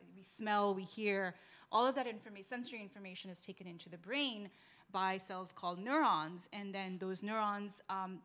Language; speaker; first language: English; non-native, local second language; Urdu